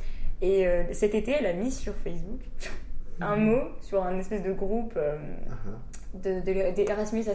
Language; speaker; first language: French; native; French